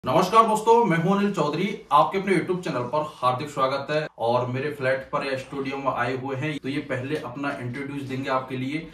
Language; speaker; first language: Hindi; native; Hindi